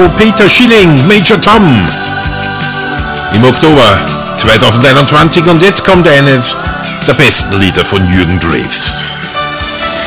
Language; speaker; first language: German; native; German